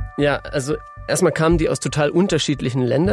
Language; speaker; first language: German; native; German